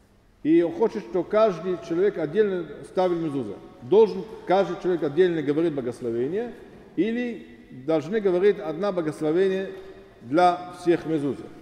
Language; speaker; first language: Russian; non-native, fluent; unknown